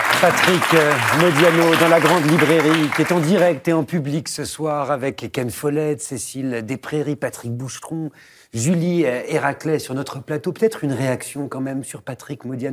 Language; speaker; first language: French; native; French